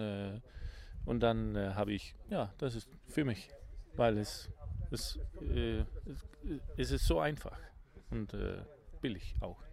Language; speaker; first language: German; non-native, learner; Danish